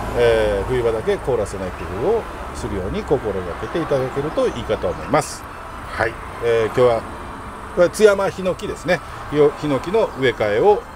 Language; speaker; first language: Japanese; native; Japanese